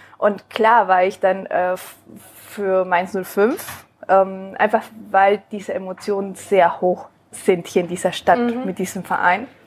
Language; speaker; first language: German; early bilingual, other home language; Spanish